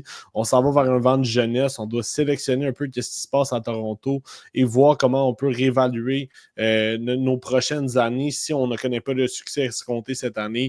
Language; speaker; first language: French; native; French